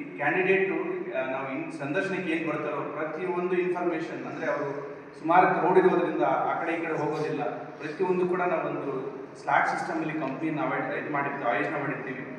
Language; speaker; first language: Kannada; native; Kannada